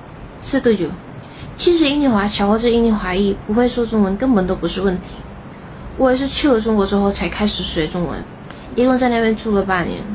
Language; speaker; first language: Chinese; non-native, fluent; Indonesian